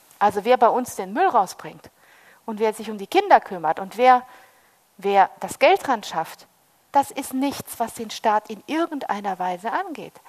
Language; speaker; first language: German; early bilingual, heritage; German